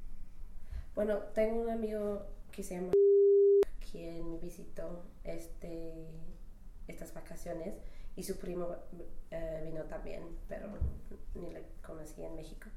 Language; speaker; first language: Spanish; non-native, fluent; English